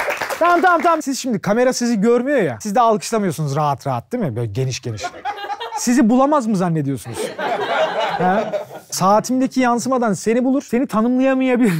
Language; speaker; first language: Turkish; native; Turkish